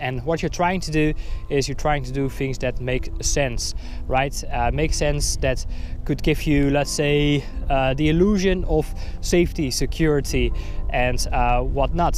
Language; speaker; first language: English; non-native, fluent; Dutch